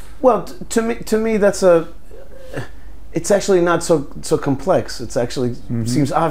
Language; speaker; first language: English; early bilingual, other home language; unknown